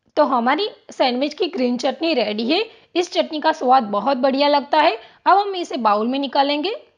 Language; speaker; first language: Hindi; non-native, local second language; Gujarati